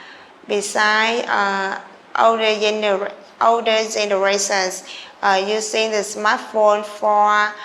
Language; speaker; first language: English; non-native, learner; Vietnamese